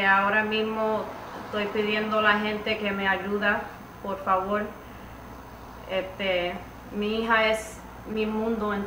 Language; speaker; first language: Spanish; early bilingual, heritage; Spanish